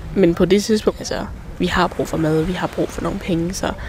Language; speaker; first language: Danish; early bilingual, other home language; Thai